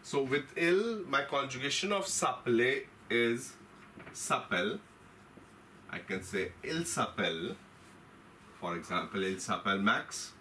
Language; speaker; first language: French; non-native, fluent; Hindi